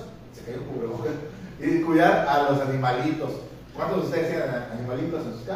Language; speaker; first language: Spanish; native; Spanish